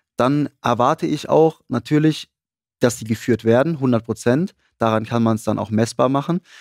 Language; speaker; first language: German; native; German